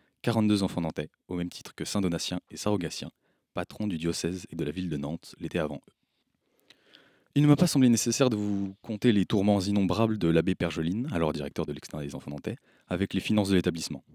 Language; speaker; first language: French; native; French